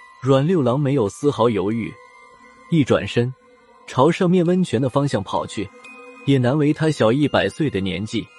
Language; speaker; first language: Chinese; native; Chinese